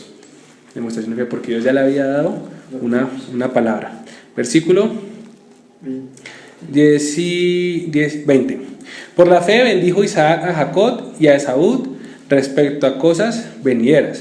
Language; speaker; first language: Spanish; native; Spanish